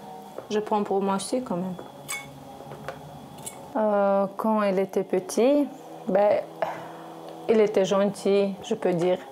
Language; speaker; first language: French; non-native, learner; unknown